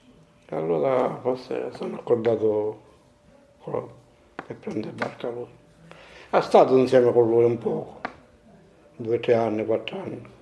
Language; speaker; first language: Italian; non-native, learner; Maltese